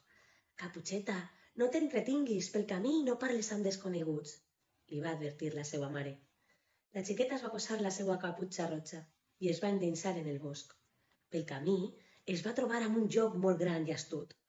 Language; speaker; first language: Catalan; native; Catalan